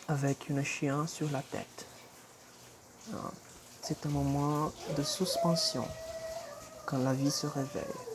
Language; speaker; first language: French; non-native, fluent; Portuguese